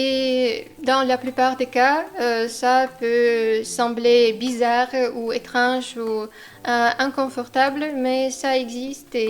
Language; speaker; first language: French; non-native, fluent; Russian